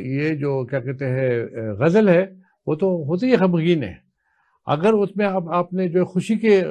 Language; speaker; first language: Urdu; native; Urdu